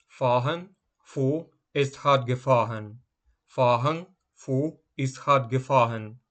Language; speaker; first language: German; non-native, fluent; Ukrainian